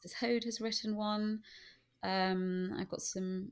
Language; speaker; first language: English; native; English